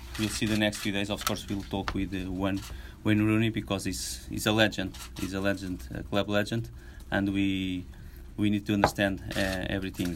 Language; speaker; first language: English; non-native, fluent; Portuguese